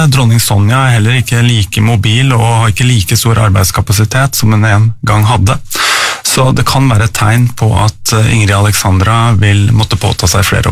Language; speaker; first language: Norwegian; native; Norwegian